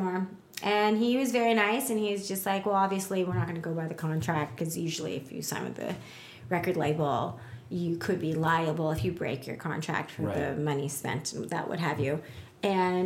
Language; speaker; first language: English; native; English